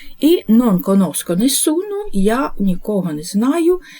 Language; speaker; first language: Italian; non-native, fluent; Ukrainian